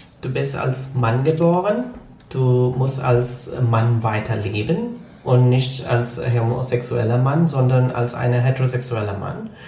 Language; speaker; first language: German; non-native, fluent; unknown